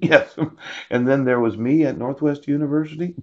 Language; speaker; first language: English; native; English